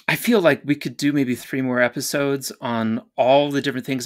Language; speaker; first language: English; native; English